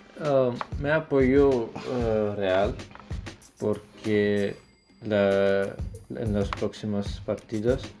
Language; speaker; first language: Spanish; non-native, learner; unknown